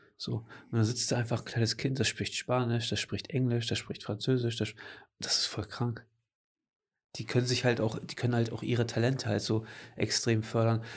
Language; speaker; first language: German; early bilingual, other home language; Portuguese